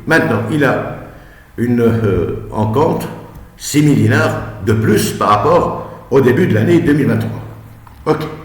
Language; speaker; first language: French; non-native, local second language; Arabic